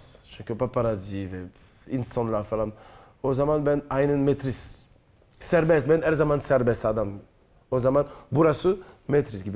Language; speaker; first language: Turkish; non-native, learner; French